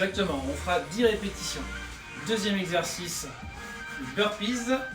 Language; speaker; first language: French; native; French